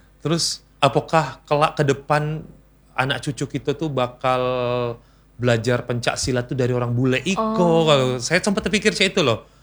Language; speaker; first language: Indonesian; native; Indonesian